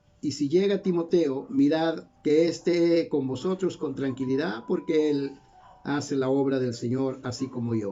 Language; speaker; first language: Spanish; native; Spanish